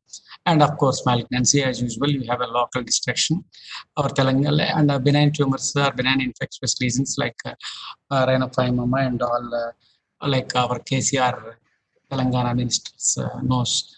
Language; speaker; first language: English; non-native, local second language; Telugu